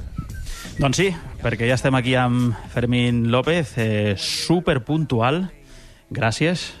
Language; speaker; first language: Catalan; native; Catalan